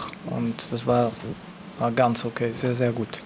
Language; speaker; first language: German; non-native, local second language; French